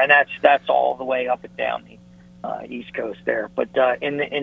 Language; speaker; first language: English; native; English